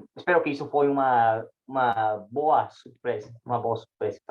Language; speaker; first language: Portuguese; non-native, learner; English